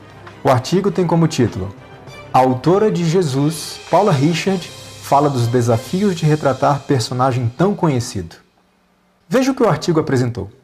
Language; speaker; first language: Portuguese; native; Portuguese